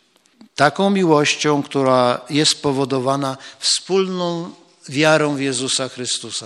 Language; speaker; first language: Polish; native; Polish